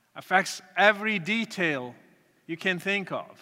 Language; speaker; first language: English; non-native, fluent; Arabic